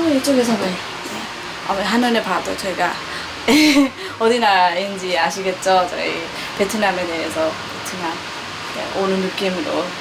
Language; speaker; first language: Korean; non-native, learner; Burmese